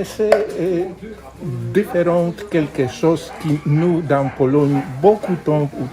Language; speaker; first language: French; non-native, learner; Polish